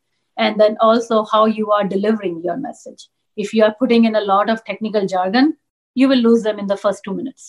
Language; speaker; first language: English; non-native, local second language; Punjabi